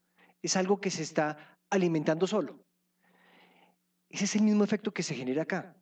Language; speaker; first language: Spanish; native; Spanish